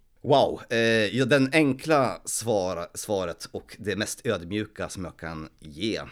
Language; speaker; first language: Swedish; early bilingual, other home language; Polish